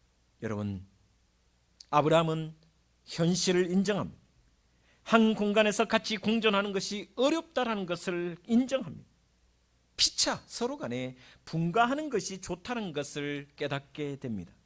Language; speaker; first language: Korean; native; Korean